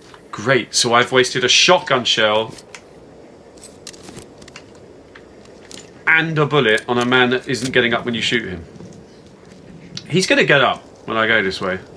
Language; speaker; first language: English; native; English